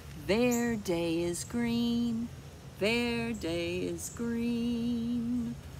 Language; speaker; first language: English; native; English